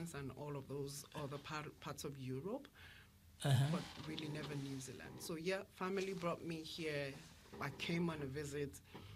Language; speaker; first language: English; non-native, local second language; Yoruba